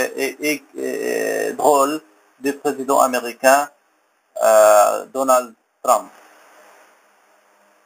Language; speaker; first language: French; non-native, learner; Arabic